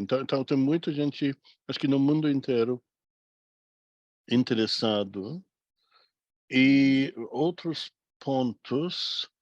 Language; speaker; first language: Portuguese; non-native, fluent; English